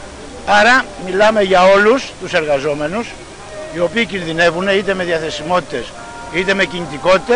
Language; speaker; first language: Greek; native; Greek